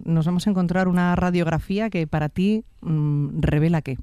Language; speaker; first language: Spanish; native; Spanish